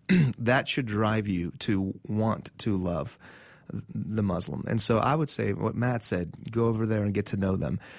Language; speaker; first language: English; non-native, fluent; Persian